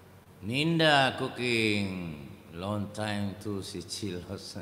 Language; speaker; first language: English; non-native, learner; Indonesian